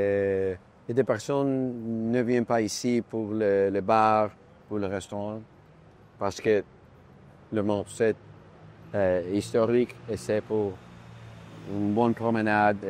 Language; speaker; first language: French; non-native, learner; Spanish